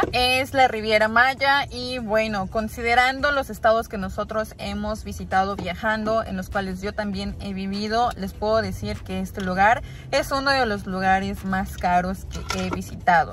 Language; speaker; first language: Spanish; native; Spanish